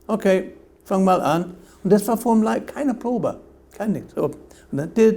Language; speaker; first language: German; non-native, fluent; English